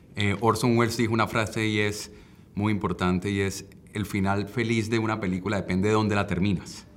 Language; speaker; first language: Spanish; native; Spanish